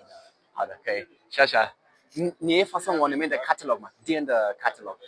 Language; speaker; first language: Chinese; non-native, learner; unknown